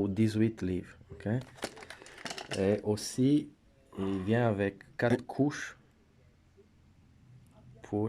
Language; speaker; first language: French; non-native, fluent; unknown